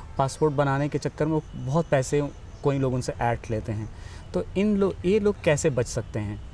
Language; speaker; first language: Hindi; native; Hindi